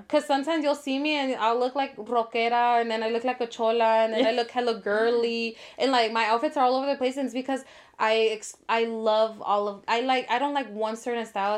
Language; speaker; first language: English; early bilingual, other home language; Spanish